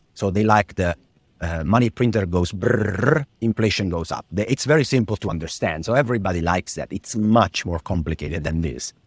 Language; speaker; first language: English; non-native, fluent; Italian